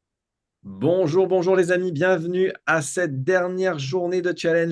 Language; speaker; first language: French; native; French